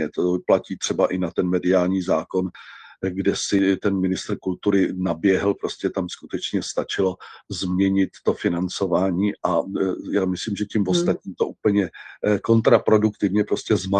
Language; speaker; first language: Czech; native; Czech